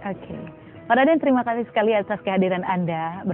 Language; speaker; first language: Indonesian; native; Indonesian